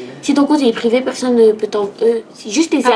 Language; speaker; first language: French; native; French